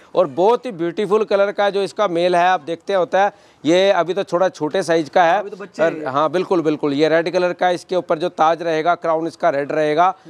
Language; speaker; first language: Hindi; native; Hindi